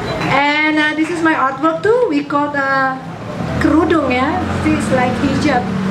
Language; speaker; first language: English; non-native, learner; Indonesian